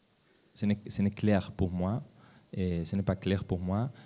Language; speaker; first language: French; non-native, learner; Spanish